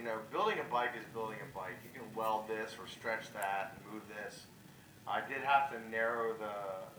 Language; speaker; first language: English; native; English